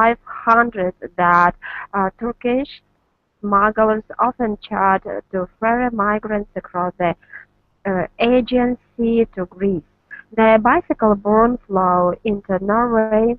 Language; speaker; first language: English; non-native, learner; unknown